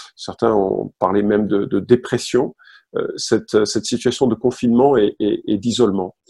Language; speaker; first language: French; native; French